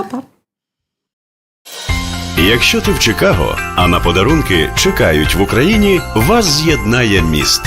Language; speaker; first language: Ukrainian; native; Ukrainian